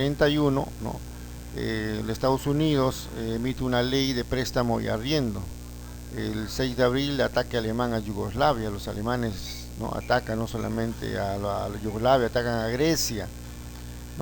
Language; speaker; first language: Spanish; native; Spanish